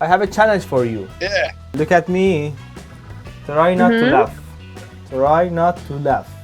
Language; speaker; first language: English; non-native, learner; Persian